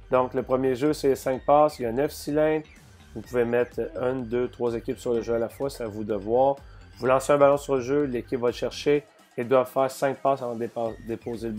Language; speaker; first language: French; native; French